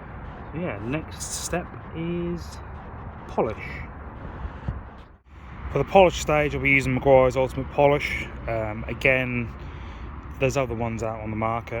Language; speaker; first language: English; native; English